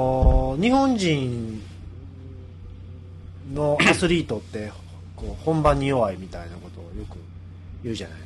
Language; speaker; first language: Japanese; native; Japanese